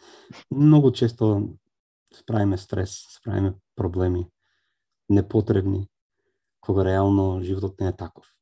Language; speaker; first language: Macedonian; non-native, fluent; English